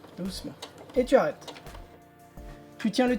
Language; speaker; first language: French; native; French